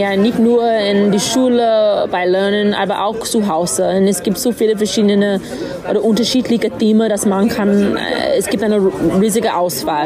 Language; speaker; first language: German; non-native, learner; English